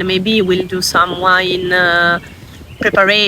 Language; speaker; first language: English; non-native, fluent; Italian